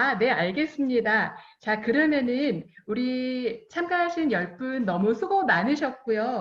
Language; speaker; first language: Korean; native; Korean